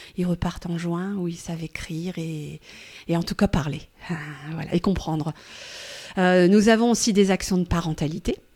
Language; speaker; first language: French; native; French